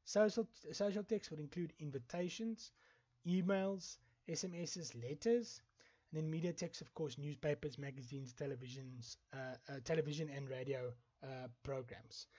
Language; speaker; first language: English; non-native, local second language; Afrikaans